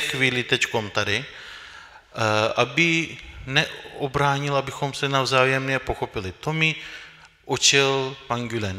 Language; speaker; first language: Czech; non-native, fluent; Turkish